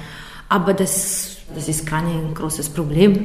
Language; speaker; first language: German; non-native, fluent; Italian